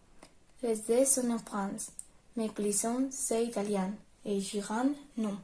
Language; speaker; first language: French; non-native, learner; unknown